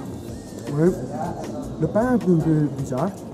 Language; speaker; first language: French; non-native, learner; Dutch